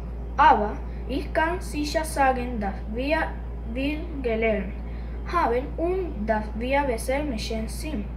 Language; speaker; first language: German; non-native, learner; Spanish